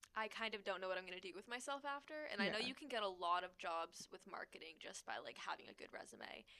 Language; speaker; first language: English; native; English